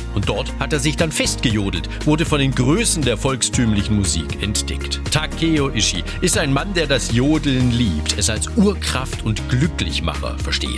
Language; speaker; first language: German; native; German